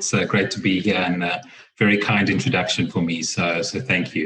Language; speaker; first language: English; native; English